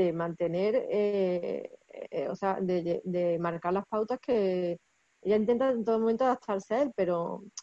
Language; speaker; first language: Spanish; native; Spanish